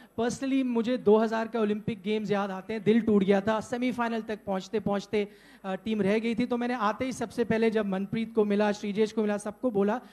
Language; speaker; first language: Hindi; native; Hindi